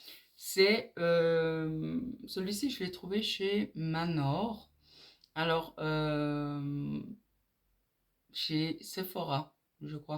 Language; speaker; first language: French; native; French